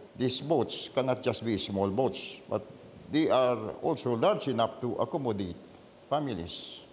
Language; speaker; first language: English; non-native, local second language; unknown